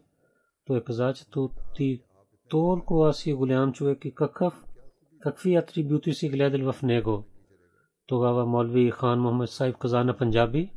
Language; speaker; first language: Bulgarian; non-native, learner; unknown